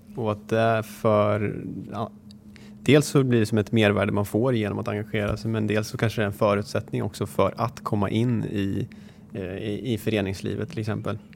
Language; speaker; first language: Swedish; native; Swedish